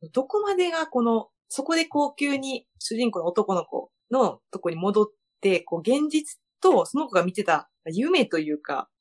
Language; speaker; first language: Japanese; early bilingual, other home language; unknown